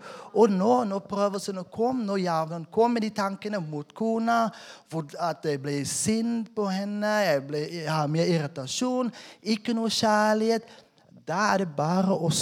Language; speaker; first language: Norwegian; non-native, fluent; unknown